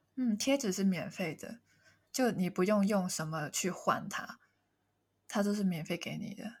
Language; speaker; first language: Chinese; non-native, local second language; Cantonese